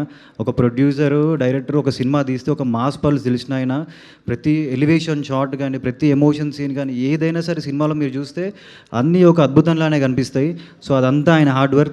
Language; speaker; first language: Telugu; native; Telugu